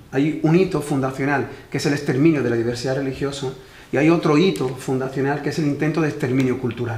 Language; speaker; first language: Spanish; native; Spanish